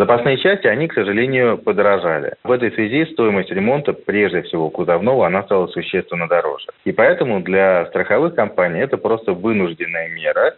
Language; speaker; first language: Russian; native; Russian